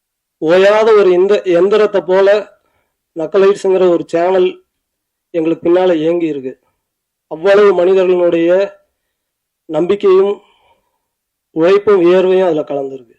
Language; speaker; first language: Tamil; native; Tamil